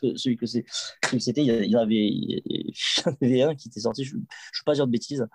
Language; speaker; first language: French; native; French